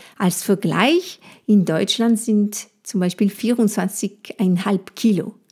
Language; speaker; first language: German; non-native, fluent; French